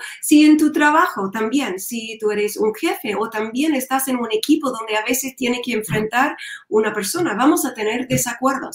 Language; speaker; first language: Spanish; non-native, learner; English